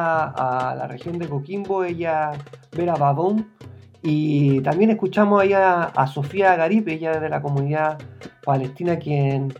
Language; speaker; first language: Spanish; native; Spanish